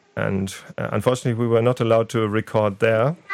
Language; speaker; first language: English; non-native, fluent; German